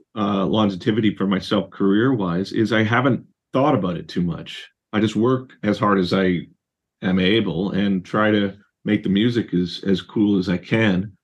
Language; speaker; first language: English; native; English